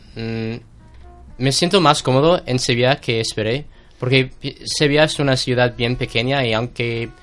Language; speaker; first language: Spanish; non-native, fluent; English